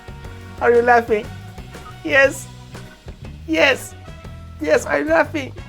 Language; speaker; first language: English; non-native, learner; Persian